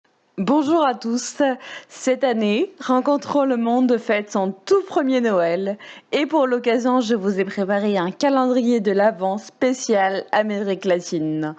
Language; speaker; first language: French; native; French